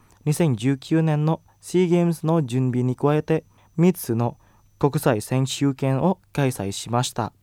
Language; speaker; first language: Japanese; non-native, fluent; Indonesian